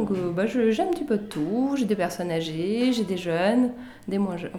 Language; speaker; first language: French; native; French